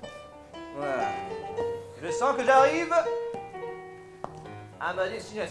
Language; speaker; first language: French; native; French